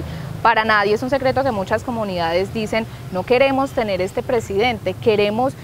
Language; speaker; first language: Spanish; native; Spanish